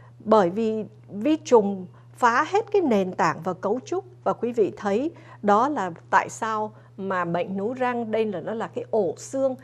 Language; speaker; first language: Vietnamese; early bilingual, other home language; English